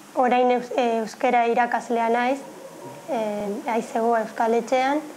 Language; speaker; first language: Basque; non-native, fluent; Spanish